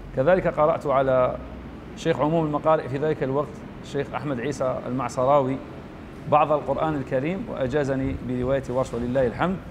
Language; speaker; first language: Arabic; native; Arabic